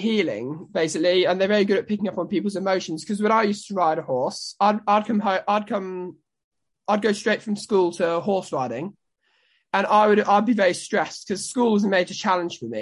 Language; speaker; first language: English; native; English